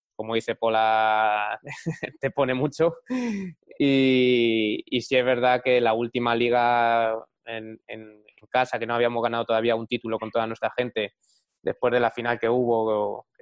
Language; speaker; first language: Spanish; native; Spanish